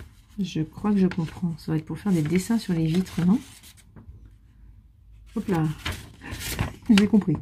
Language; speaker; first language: French; native; French